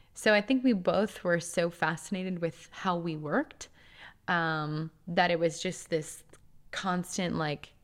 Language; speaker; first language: English; native; English